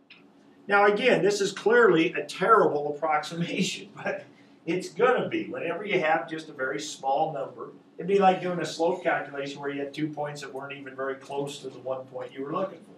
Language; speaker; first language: English; native; English